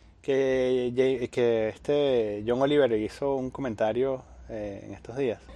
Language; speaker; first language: Spanish; native; Spanish